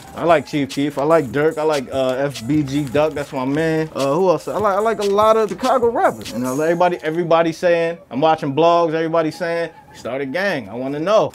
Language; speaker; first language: English; native; English